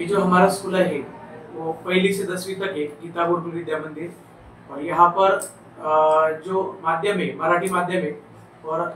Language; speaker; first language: Hindi; non-native, local second language; Marathi